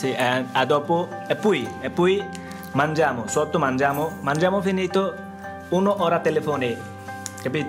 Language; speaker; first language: Italian; non-native, learner; Bangla